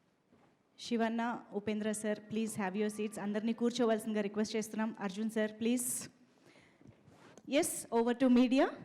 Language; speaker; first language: Telugu; native; Telugu